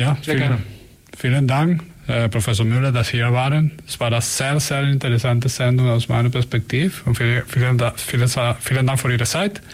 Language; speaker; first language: German; non-native, learner; Spanish